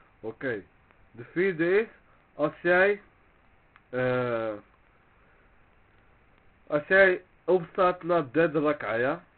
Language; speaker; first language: Dutch; early bilingual, other home language; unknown